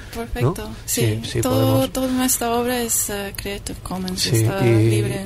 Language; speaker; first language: Spanish; non-native, fluent; English